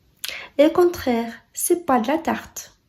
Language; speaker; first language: French; non-native, fluent; Russian